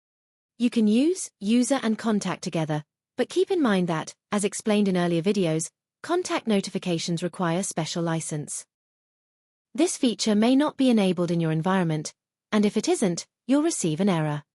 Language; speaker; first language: English; non-native, fluent; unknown